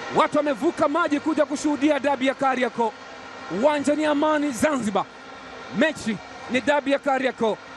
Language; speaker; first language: Swahili; native; Swahili